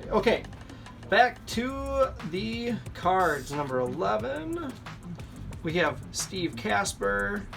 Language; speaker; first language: English; native; English